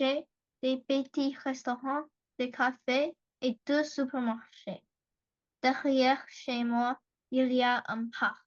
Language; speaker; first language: French; non-native, learner; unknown